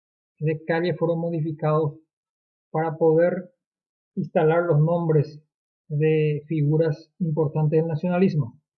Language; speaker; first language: Spanish; native; Spanish